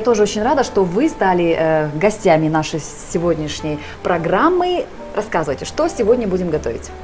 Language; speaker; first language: Russian; native; Russian